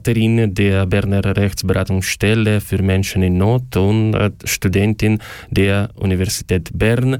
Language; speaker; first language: German; non-native, learner; Ukrainian